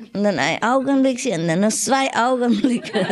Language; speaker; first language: German; non-native, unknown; Vietnamese